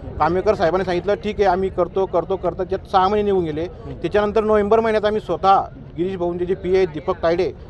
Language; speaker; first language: Marathi; native; Marathi